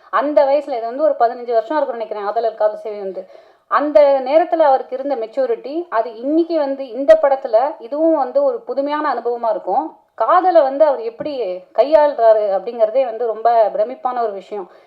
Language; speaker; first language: Tamil; native; Tamil